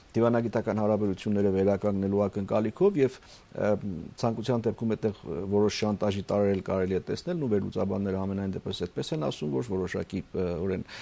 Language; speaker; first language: Armenian; native; Armenian